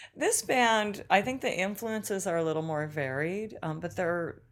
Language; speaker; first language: English; native; English